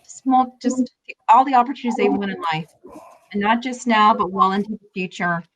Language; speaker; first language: English; native; English